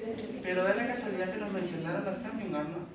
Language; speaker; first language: Spanish; native; Spanish